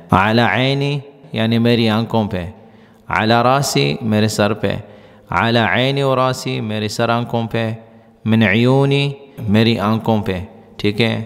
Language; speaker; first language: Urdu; non-native, local second language; Pashto